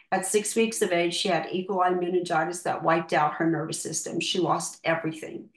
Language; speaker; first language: English; native; English